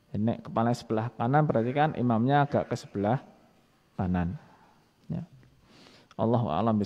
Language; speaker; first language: Indonesian; non-native, local second language; Javanese